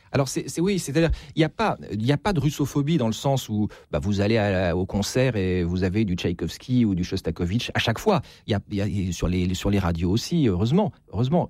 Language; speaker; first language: French; native; French